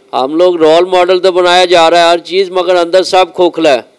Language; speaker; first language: Urdu; native; Urdu